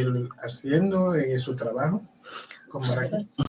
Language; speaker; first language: Spanish; non-native, learner; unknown